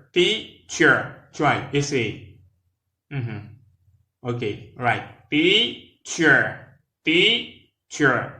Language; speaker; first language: English; non-native, learner; Haitian Creole